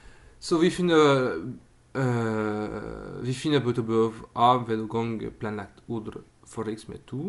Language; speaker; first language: Norwegian; non-native, fluent; French